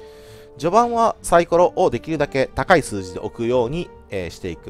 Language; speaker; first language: Japanese; native; Japanese